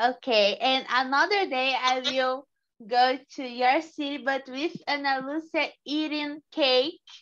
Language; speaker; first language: English; non-native, learner; Portuguese